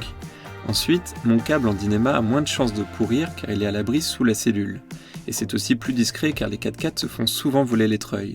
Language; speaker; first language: French; native; French